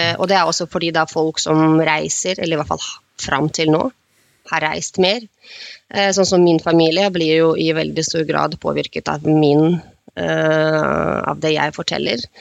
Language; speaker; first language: Norwegian; non-native, fluent; Russian